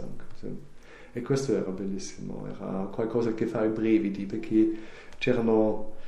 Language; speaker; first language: Italian; non-native, learner; German